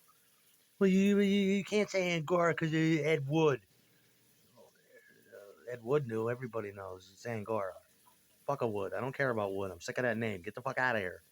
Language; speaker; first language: English; native; English